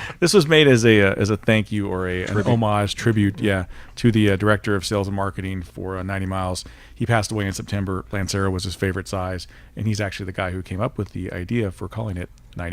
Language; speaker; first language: English; native; English